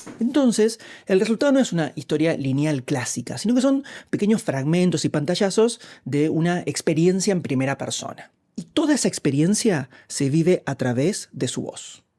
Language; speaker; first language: Spanish; native; Spanish